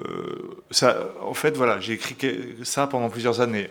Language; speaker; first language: French; native; French